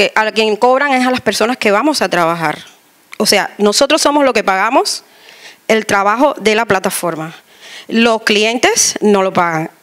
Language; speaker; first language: Spanish; native; Spanish